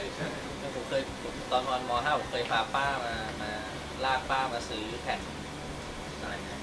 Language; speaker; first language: Thai; native; Thai